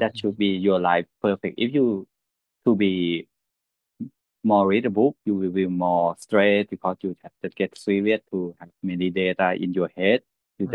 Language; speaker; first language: English; non-native, learner; Thai